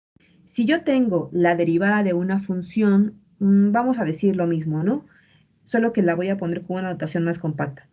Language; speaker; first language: Spanish; native; Spanish